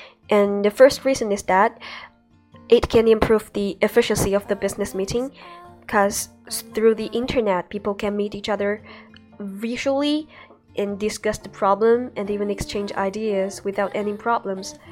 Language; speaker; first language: English; non-native, fluent; Chinese